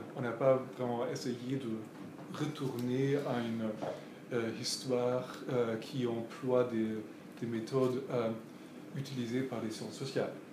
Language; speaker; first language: French; non-native, fluent; German